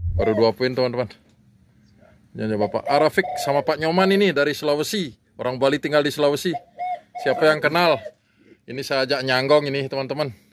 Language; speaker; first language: Indonesian; non-native, local second language; Balinese